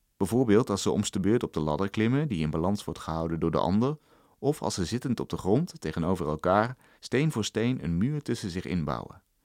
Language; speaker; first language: Dutch; native; Dutch